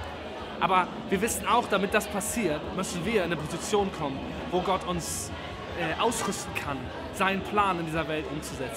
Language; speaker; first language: German; native; German